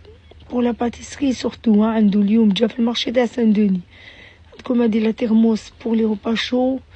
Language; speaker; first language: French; non-native, local second language; Arabic